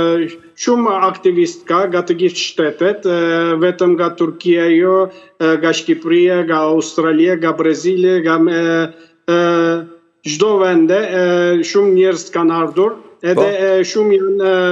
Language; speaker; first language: Albanian; early bilingual, heritage; Albanian